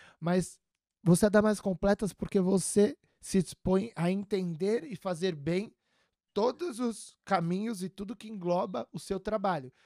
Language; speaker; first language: Portuguese; native; Portuguese